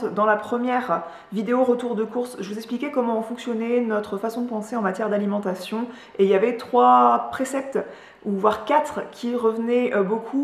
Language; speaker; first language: French; native; French